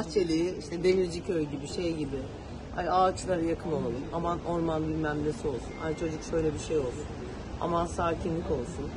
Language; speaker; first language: Turkish; native; Turkish